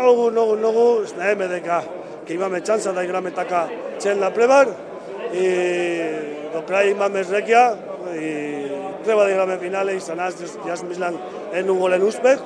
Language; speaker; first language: Macedonian; non-native, learner; Spanish